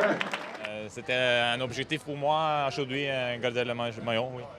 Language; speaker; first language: French; non-native, learner; Norwegian